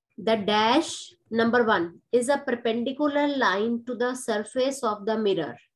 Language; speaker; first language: English; non-native, local second language; Hindi